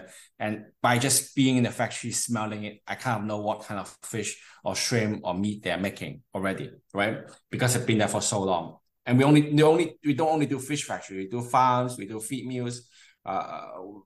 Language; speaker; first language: English; non-native, local second language; Cantonese